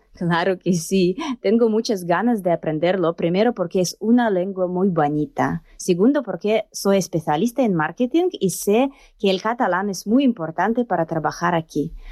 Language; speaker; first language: Spanish; non-native, learner; Russian